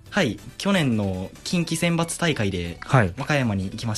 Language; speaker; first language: Japanese; native; Japanese